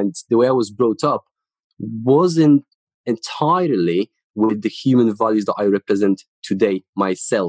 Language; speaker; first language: English; non-native, fluent; Polish